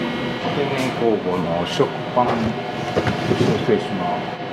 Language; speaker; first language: Japanese; native; Japanese